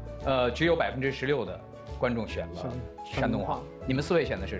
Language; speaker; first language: Chinese; native; Chinese